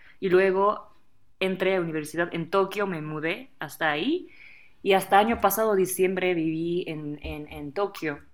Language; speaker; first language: Spanish; non-native, fluent; Japanese